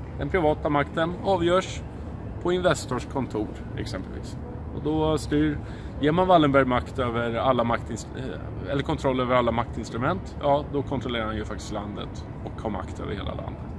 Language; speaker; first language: Swedish; native; Swedish